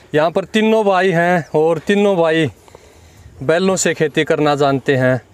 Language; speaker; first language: Hindi; native; Hindi